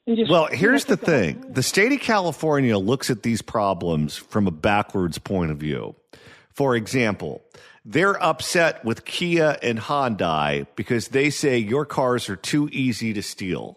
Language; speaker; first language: English; native; English